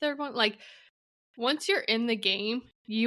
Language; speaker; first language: English; native; English